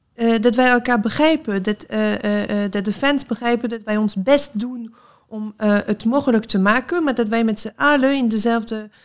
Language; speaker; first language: Dutch; non-native, fluent; French